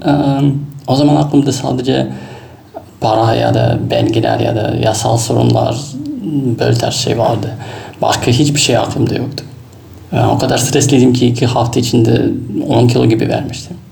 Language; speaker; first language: Turkish; non-native, fluent; Russian